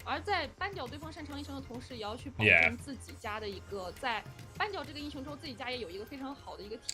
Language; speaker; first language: Chinese; native; Chinese